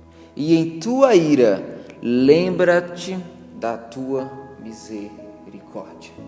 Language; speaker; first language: Portuguese; native; Portuguese